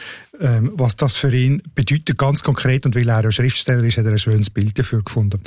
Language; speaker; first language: German; native; German